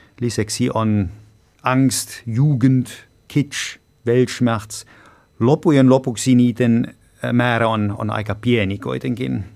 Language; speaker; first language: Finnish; non-native, fluent; German